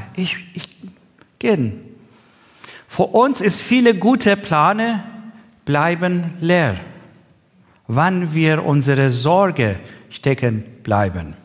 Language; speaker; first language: German; non-native, learner; Persian